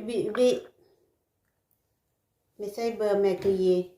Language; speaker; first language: French; non-native, learner; Thai